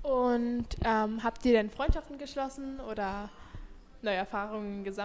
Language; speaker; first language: German; native; German